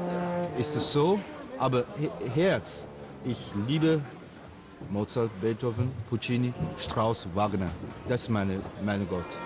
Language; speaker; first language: German; non-native, learner; Chinese